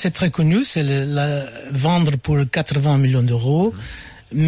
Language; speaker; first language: French; non-native, fluent; Portuguese